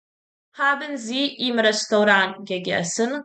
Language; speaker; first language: German; non-native, fluent; Serbian